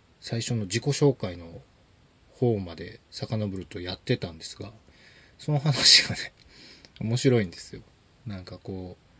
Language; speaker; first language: Japanese; native; Japanese